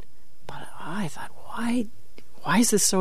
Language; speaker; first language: English; native; English